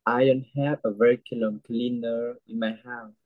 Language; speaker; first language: English; non-native, learner; Vietnamese